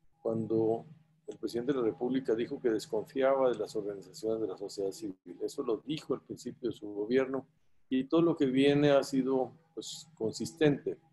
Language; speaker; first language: Spanish; native; Spanish